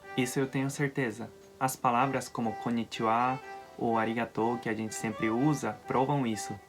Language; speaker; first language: Portuguese; non-native, fluent; Japanese